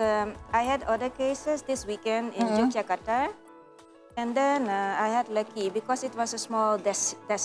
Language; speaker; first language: English; non-native, learner; Dutch